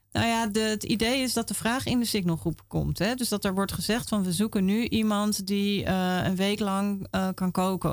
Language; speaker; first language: Dutch; native; Dutch